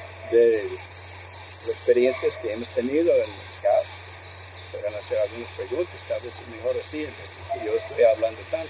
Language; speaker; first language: Spanish; non-native, fluent; English